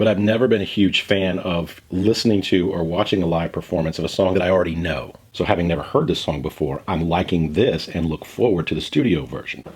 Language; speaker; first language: English; native; English